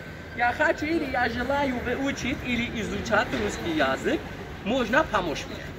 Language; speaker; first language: Russian; non-native, learner; Turkish